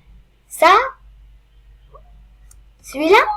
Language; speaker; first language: French; native; French